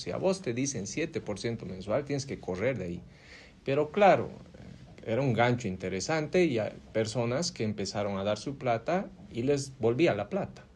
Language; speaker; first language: Spanish; native; Spanish